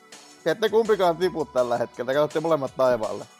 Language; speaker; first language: Finnish; native; Finnish